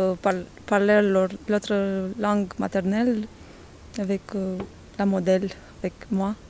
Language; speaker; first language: French; non-native, learner; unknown